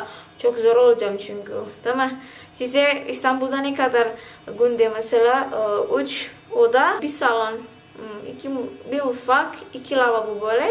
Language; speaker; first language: Turkish; non-native, learner; Indonesian